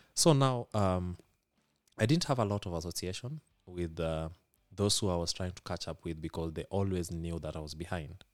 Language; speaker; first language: English; non-native, local second language; Luo (Kenya and Tanzania)